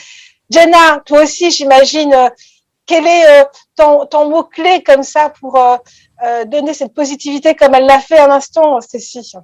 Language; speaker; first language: French; native; French